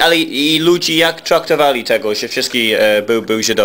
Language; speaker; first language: Polish; non-native, learner; English